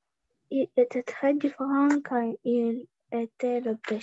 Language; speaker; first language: French; non-native, learner; Russian